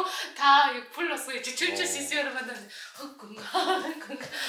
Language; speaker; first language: Korean; non-native, learner; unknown